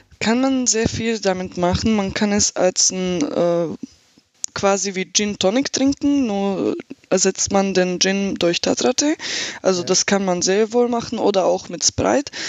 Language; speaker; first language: German; non-native, fluent; Slovak